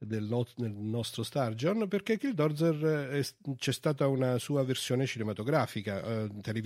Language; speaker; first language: Italian; native; Italian